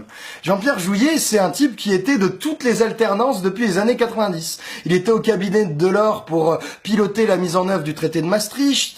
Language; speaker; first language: French; native; French